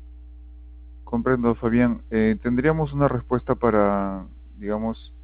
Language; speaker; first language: Spanish; native; Spanish